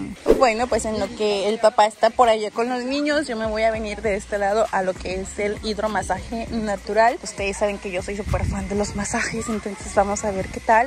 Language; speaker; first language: Spanish; native; Spanish